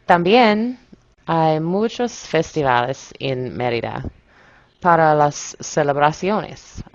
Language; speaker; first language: Spanish; non-native, learner; English